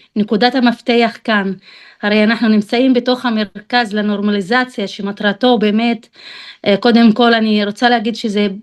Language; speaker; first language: Hebrew; non-native, local second language; Arabic